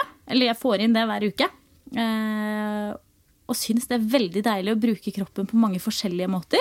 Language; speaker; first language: Norwegian; native; Norwegian